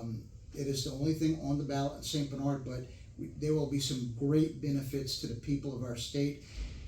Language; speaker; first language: English; native; English